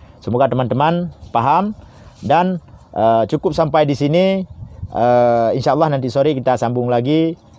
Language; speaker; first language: Indonesian; non-native, local second language; Achinese